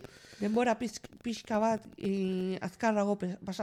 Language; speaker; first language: Basque; non-native, local second language; Spanish